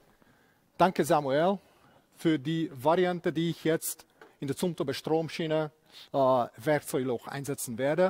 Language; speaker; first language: German; non-native, fluent; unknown